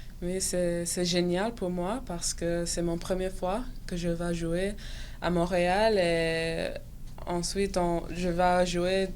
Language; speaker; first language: French; non-native, local second language; English